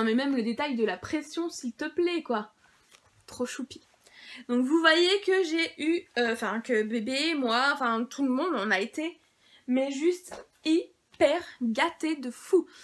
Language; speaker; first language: French; native; French